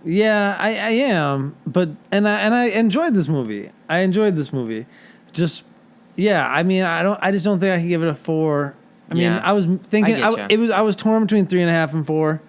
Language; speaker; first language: English; native; English